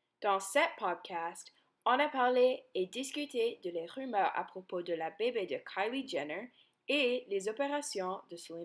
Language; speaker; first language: French; non-native, learner; English